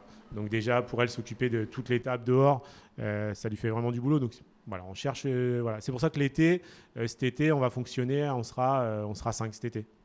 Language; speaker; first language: French; native; French